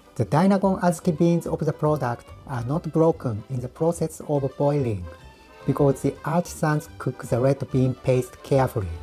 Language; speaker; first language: English; non-native, fluent; Japanese